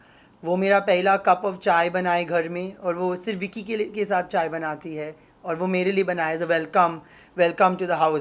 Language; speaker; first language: Hindi; non-native, local second language; English